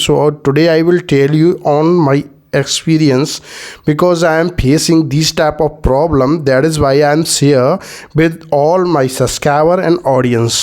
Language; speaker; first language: English; non-native, learner; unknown